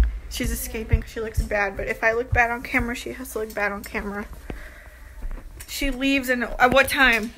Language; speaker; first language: English; early bilingual, other home language; Spanish